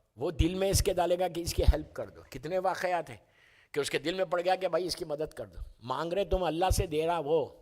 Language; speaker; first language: Urdu; native; Urdu